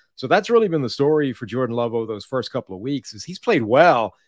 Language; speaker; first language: English; native; English